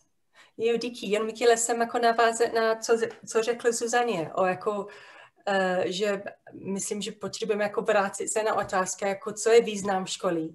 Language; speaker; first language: Czech; non-native, fluent; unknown